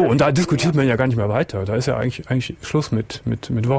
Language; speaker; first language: German; native; German